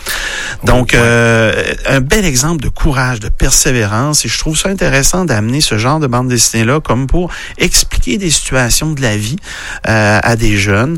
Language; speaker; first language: French; native; French